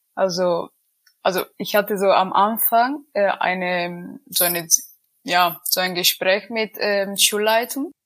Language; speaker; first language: German; non-native, learner; Italian